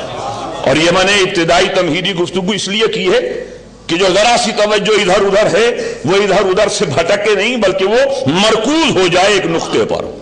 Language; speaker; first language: Urdu; native; Urdu